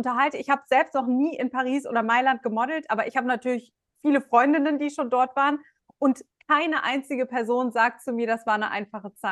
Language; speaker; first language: German; native; German